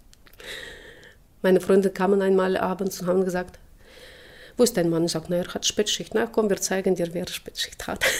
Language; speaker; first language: German; non-native, fluent; Russian